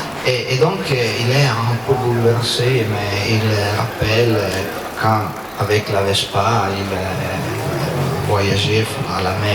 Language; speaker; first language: French; non-native, learner; Italian